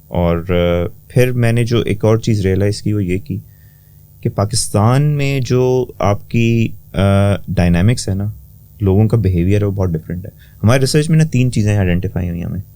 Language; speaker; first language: Urdu; native; Urdu